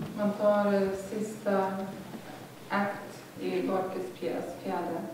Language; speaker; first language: Swedish; non-native, fluent; Lithuanian